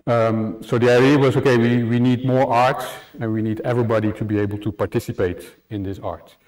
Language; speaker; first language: English; non-native, fluent; Dutch